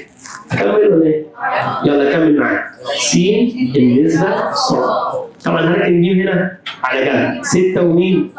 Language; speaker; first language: Arabic; native; Arabic